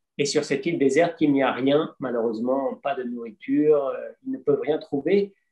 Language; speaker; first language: French; native; French